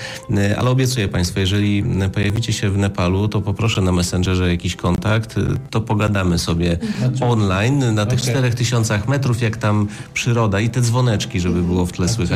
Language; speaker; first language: Polish; native; Polish